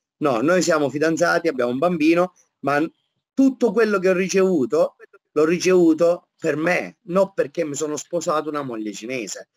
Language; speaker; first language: Italian; native; Italian